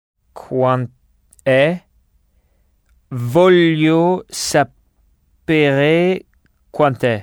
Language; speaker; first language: Italian; non-native, learner; French